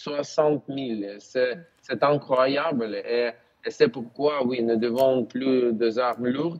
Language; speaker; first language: French; non-native, learner; Ukrainian